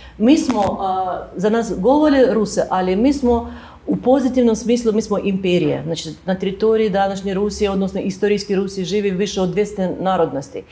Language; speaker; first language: Serbian; non-native, fluent; Russian